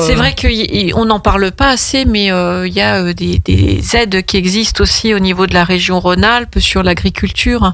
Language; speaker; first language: French; native; French